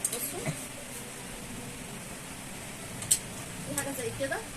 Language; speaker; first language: Arabic; native; Arabic